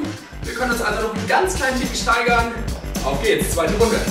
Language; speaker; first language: German; native; German